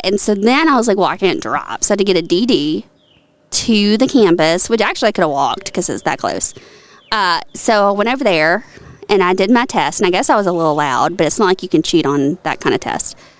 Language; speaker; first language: English; native; English